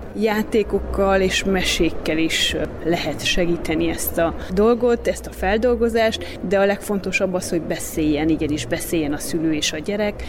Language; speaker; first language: Hungarian; native; Hungarian